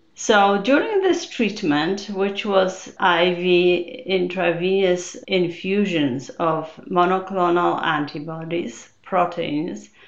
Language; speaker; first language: English; non-native, fluent; Polish